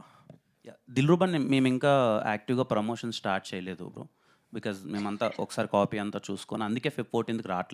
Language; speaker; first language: Telugu; native; Telugu